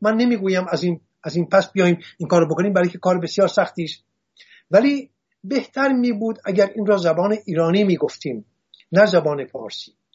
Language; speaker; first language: Persian; non-native, local second language; Assyrian Neo-Aramaic